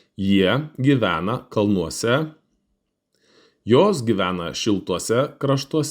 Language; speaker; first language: Lithuanian; non-native, fluent; Russian